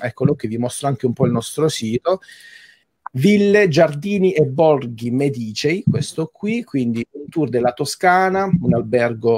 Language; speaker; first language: Italian; native; Italian